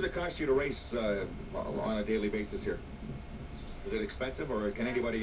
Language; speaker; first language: English; native; English